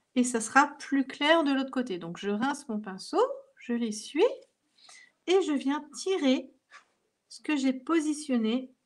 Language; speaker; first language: French; native; French